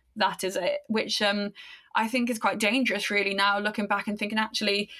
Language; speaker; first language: English; native; English